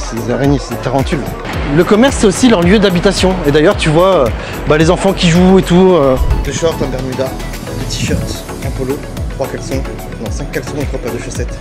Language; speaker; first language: French; native; French